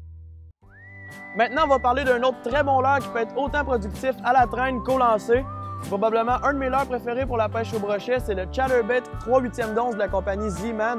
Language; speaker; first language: French; native; French